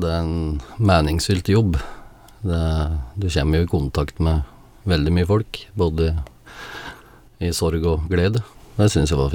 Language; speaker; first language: Norwegian; native; Norwegian